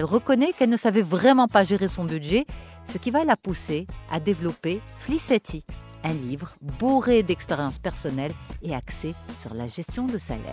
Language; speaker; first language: French; non-native, local second language; Arabic